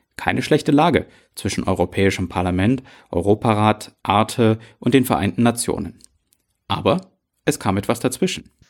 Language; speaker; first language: German; native; German